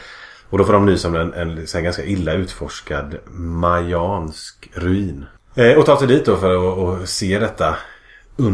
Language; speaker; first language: Swedish; native; Swedish